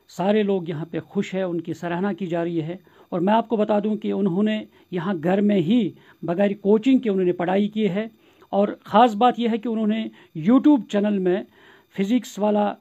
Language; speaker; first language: Hindi; non-native, local second language; Kashmiri